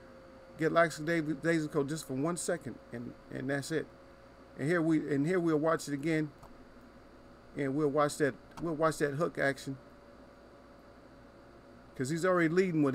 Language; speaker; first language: English; native; English